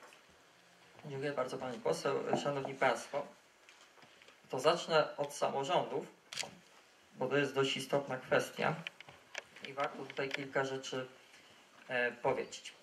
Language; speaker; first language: Polish; native; Polish